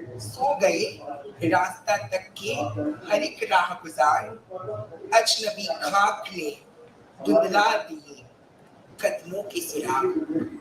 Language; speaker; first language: Hindi; native; Hindi